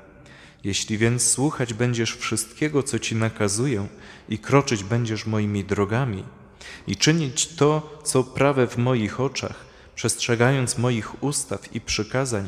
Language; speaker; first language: Polish; native; Polish